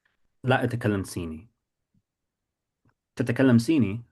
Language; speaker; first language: Arabic; non-native, fluent; English